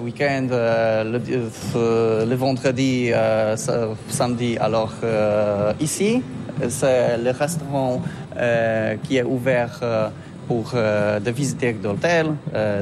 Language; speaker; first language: French; non-native, learner; Polish